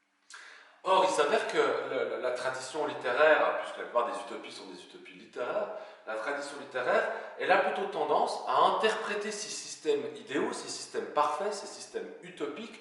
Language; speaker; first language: French; native; French